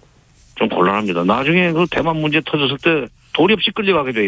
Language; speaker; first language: Korean; native; Korean